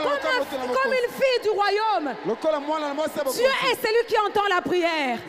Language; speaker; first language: French; non-native, local second language; Lingala